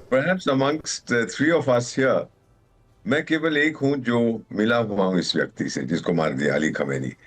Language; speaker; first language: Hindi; native; Hindi